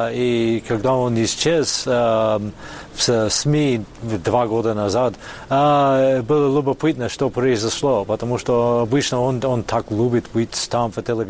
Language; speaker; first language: Russian; non-native, fluent; English